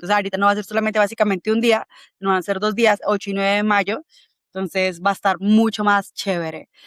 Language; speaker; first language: Spanish; native; Spanish